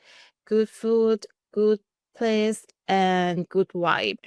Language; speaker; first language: English; non-native, learner; Thai